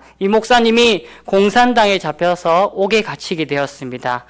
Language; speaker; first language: Korean; native; Korean